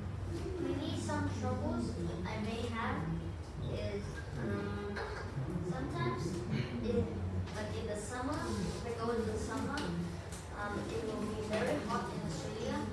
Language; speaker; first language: English; non-native, learner; Vietnamese